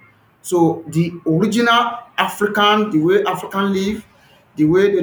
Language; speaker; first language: English; non-native, local second language; Yoruba